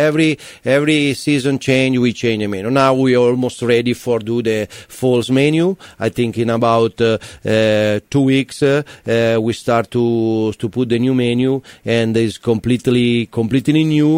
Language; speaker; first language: English; non-native, learner; Italian